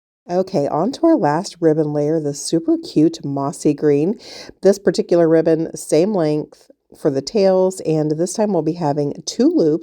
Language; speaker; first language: English; native; English